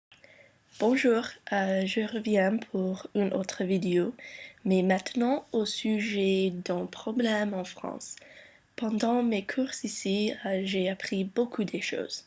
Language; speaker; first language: French; non-native, learner; English